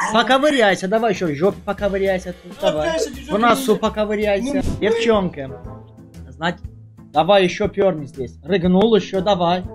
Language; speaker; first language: Russian; non-native, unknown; Azerbaijani